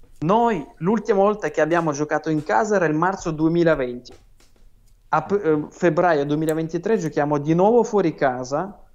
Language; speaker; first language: Italian; non-native, fluent; Russian